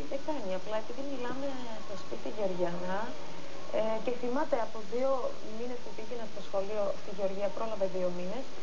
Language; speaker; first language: Greek; non-native, fluent; Georgian